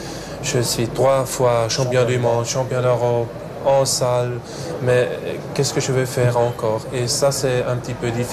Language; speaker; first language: French; non-native, local second language; German